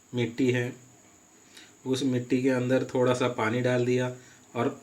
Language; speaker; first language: Hindi; non-native, local second language; Marathi